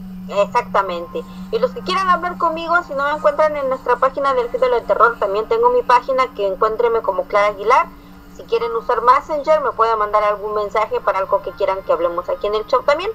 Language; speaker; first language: Spanish; native; Spanish